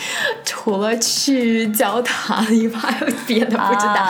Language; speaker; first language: Chinese; non-native, fluent; Russian